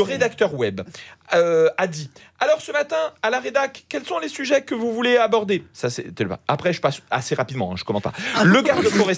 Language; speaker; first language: French; native; French